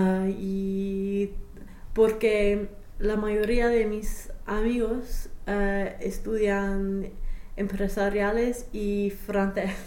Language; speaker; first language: Spanish; non-native, fluent; English